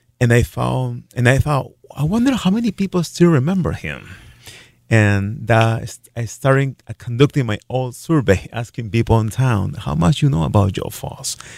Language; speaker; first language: English; non-native, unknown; Spanish